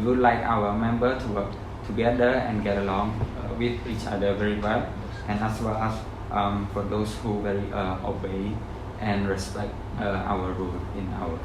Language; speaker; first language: English; non-native, learner; Khmer